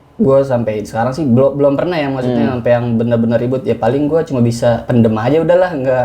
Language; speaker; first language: Indonesian; native; Indonesian